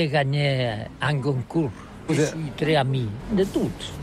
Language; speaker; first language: French; non-native, learner; Catalan